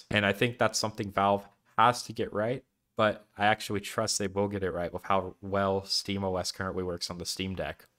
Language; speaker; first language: English; native; English